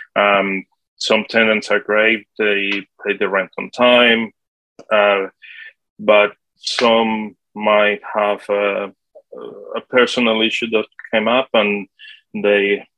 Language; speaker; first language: English; non-native, fluent; Spanish